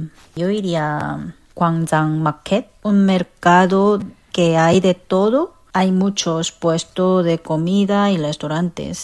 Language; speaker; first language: Spanish; non-native, fluent; Korean